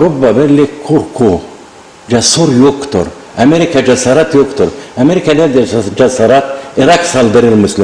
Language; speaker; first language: Turkish; non-native, learner; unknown